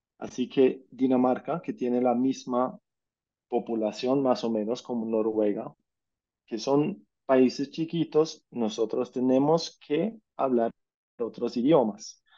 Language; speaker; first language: Spanish; non-native, fluent; Danish